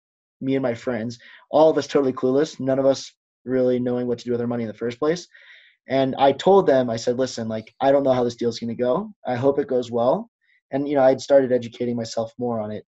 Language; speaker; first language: English; native; English